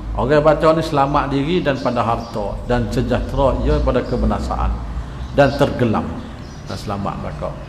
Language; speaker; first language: Malay; native; Malay